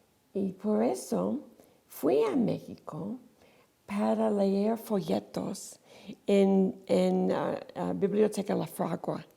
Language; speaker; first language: Spanish; non-native, fluent; English